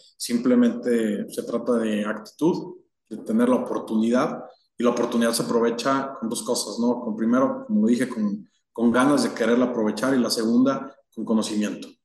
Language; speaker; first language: Spanish; native; Spanish